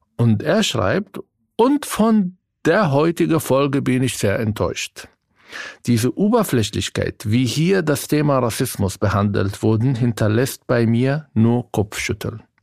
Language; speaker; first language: German; non-native, fluent; Arabic